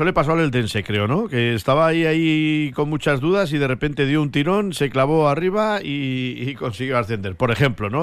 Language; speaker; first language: Spanish; native; Spanish